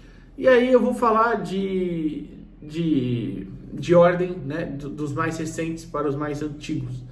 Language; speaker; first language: Portuguese; native; Portuguese